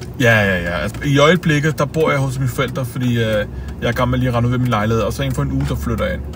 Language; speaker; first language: Danish; early bilingual, other home language; Kurdish